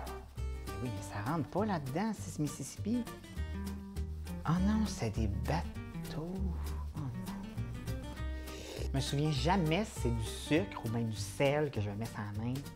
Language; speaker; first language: French; native; French